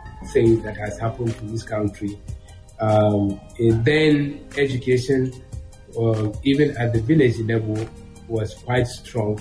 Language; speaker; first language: English; non-native, local second language; Hausa